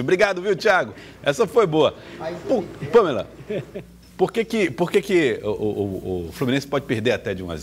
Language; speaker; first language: Portuguese; native; Portuguese